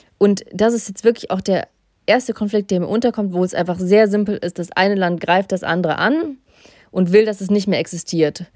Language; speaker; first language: German; early bilingual, other home language; Russian